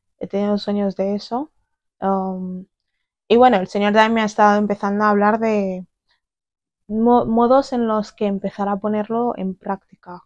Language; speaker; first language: Spanish; early bilingual, other home language; English